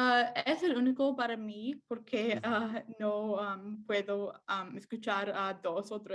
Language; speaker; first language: Spanish; non-native, learner; English